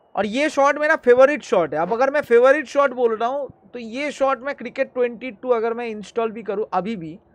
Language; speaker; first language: Hindi; non-native, local second language; Bangla